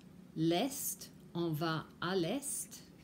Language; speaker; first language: French; non-native, fluent; English